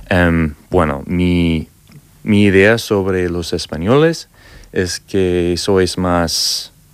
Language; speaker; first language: Spanish; non-native, learner; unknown